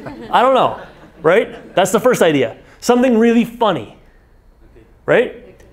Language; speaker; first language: English; native; English